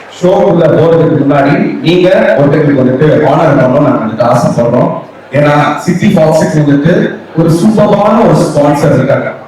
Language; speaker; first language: Tamil; native; Tamil